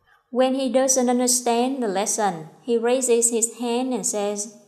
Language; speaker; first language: English; non-native, fluent; Vietnamese